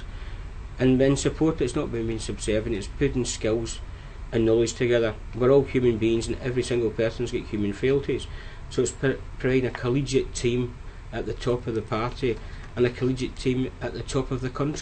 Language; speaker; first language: English; native; English